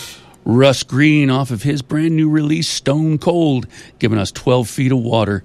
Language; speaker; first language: English; native; English